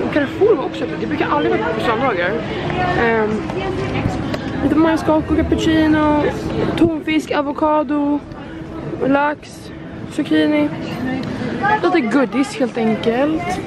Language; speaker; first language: Swedish; native; Swedish